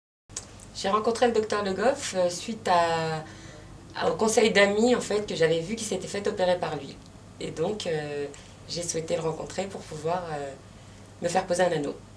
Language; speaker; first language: French; native; French